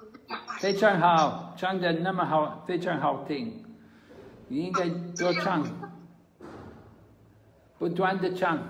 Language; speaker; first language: Chinese; non-native, learner; English